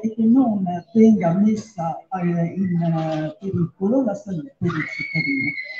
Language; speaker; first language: Italian; native; Italian